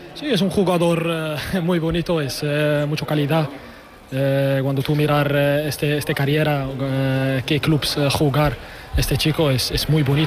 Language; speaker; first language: Spanish; non-native, learner; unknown